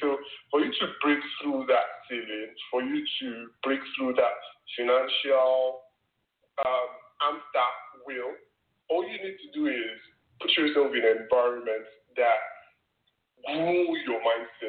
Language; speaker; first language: English; non-native, local second language; Yoruba